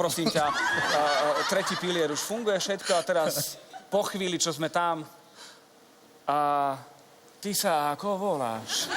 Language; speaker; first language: Slovak; native; Slovak